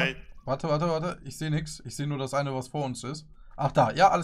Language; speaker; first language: German; native; German